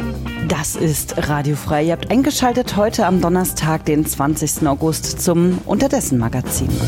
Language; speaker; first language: German; native; German